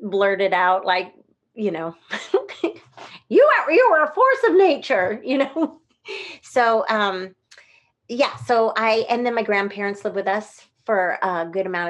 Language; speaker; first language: English; native; English